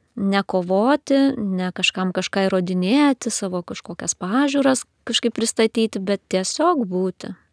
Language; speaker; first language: Lithuanian; native; Lithuanian